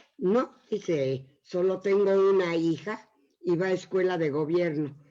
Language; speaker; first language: Spanish; early bilingual, other home language; Yiddish